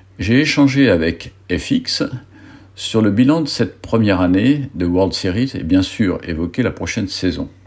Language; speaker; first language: French; native; French